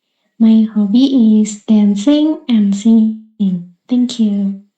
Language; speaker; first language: English; non-native, learner; Indonesian